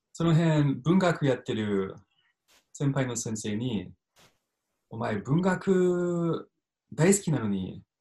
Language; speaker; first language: Japanese; non-native, fluent; English